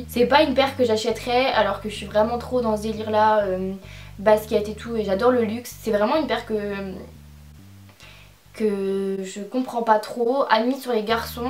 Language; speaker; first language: French; native; French